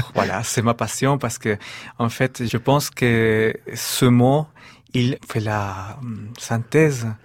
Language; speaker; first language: French; non-native, fluent; Spanish